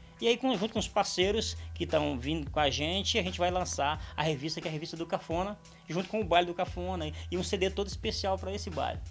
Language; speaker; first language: Portuguese; native; Portuguese